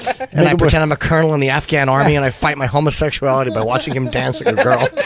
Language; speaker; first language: English; native; English